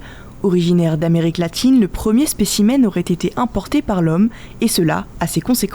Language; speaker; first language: French; native; French